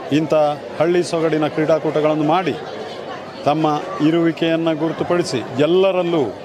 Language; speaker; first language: Kannada; native; Kannada